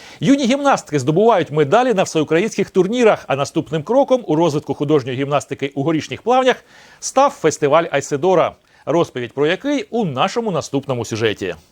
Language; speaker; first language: Ukrainian; native; Ukrainian